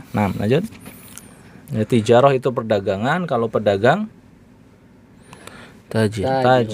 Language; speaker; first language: Indonesian; native; Indonesian